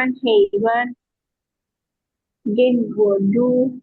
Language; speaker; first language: Chinese; non-native, learner; Bangla